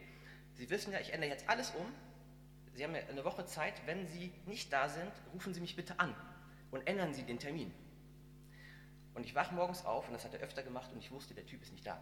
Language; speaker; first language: German; native; German